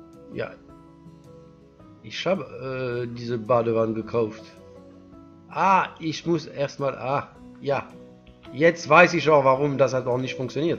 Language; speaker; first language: German; non-native, learner; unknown